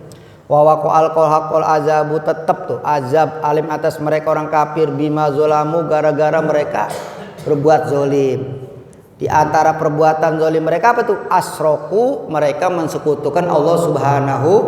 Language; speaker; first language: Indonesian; native; Indonesian